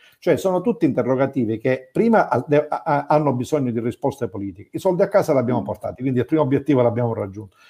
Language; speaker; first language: Italian; native; Italian